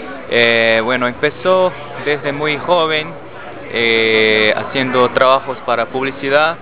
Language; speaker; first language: Spanish; non-native, fluent; Portuguese